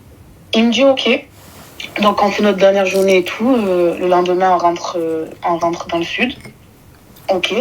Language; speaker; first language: French; native; French